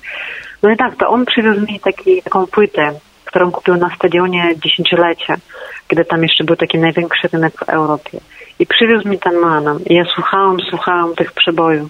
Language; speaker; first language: Polish; non-native, fluent; Ukrainian